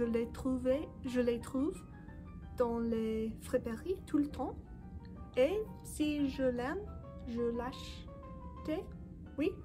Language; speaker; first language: French; non-native, learner; English